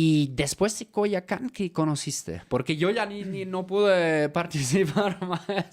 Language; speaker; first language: Spanish; native; Spanish